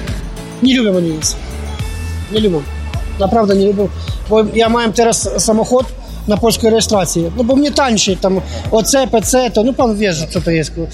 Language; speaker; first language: Polish; non-native, learner; Ukrainian